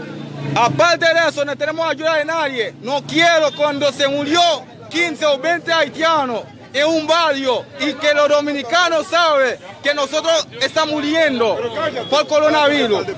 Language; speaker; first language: Spanish; non-native, learner; Haitian Creole